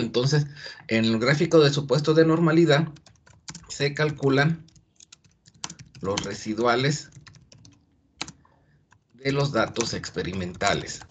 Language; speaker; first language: Spanish; native; Spanish